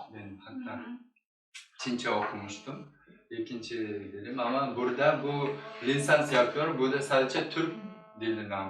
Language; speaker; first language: Turkish; non-native, learner; Kyrgyz